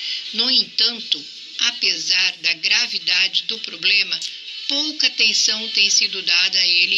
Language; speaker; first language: Portuguese; native; Portuguese